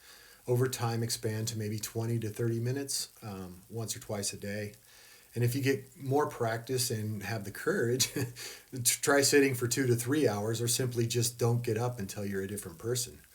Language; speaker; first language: English; native; English